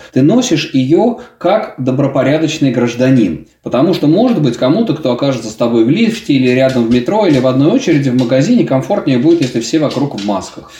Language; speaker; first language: Russian; native; Russian